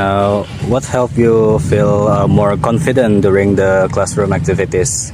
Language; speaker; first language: English; non-native, learner; Indonesian